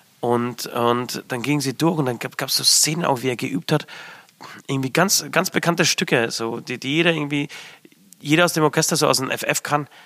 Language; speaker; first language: German; early bilingual, other home language; Polish